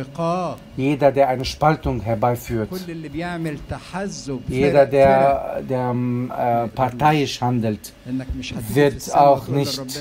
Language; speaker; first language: German; non-native, fluent; Arabic